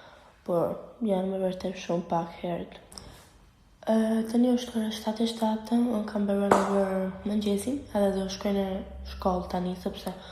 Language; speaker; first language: Albanian; early bilingual, heritage; Albanian